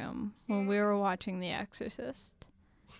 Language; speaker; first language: English; native; English